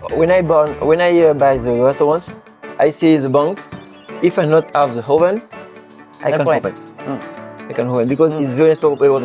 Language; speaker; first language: English; non-native, learner; French